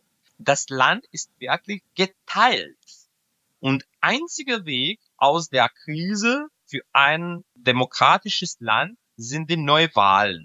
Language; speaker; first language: German; non-native, fluent; Serbian